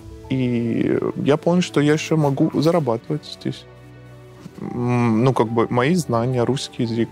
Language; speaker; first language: Russian; non-native, fluent; Persian